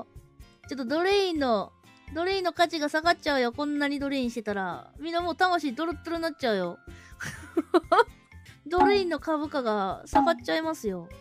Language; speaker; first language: Japanese; native; Japanese